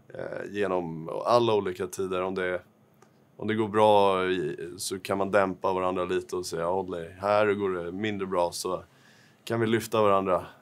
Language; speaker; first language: Swedish; native; Swedish